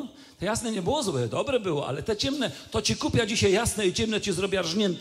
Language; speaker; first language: Polish; native; Polish